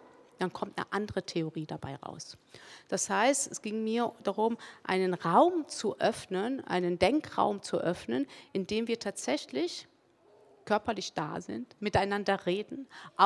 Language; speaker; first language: German; early bilingual, other home language; Spanish